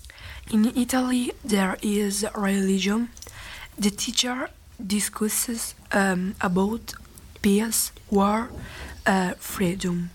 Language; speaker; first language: English; non-native, learner; Italian